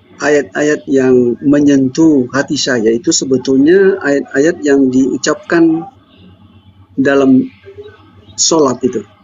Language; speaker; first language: Indonesian; native; Indonesian